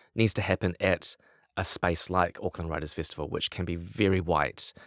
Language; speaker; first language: English; native; English